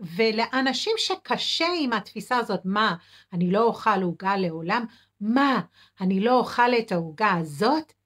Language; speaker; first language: Hebrew; non-native, fluent; English